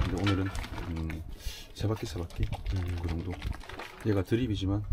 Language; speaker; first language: Korean; native; Korean